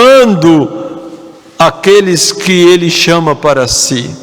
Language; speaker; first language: Portuguese; native; Portuguese